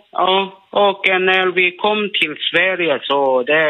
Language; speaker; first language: Swedish; non-native, learner; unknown